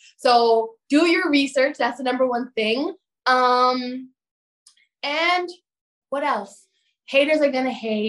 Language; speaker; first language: English; native; English